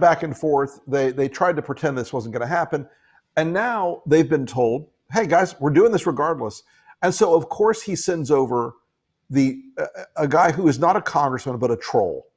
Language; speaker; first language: English; native; English